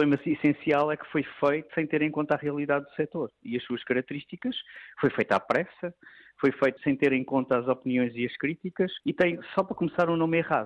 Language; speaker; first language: Portuguese; native; Portuguese